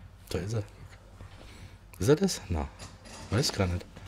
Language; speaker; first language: German; native; German